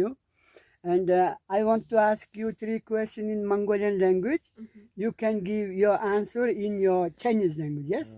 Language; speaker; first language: English; non-native, learner; Mongolian